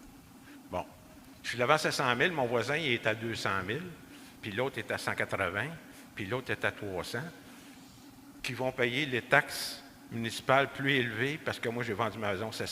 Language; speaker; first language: French; native; French